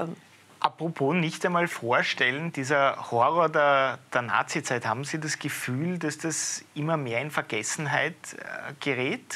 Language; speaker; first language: German; native; German